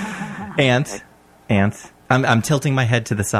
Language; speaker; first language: English; native; English